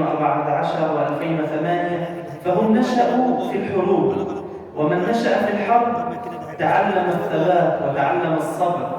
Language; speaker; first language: Arabic; native; Arabic